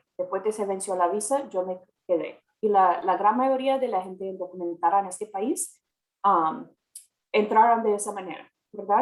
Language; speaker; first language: Spanish; non-native, fluent; English